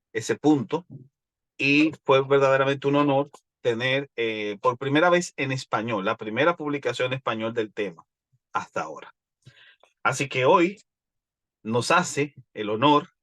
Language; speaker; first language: Spanish; native; Spanish